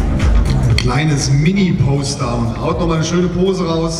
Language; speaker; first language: German; native; German